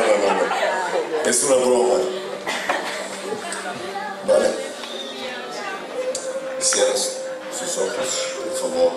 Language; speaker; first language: Spanish; non-native, fluent; Bulgarian